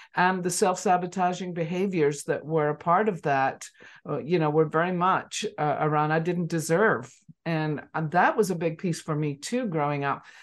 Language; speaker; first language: English; native; English